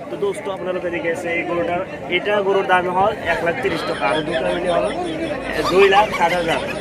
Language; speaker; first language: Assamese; non-native, local second language; Bangla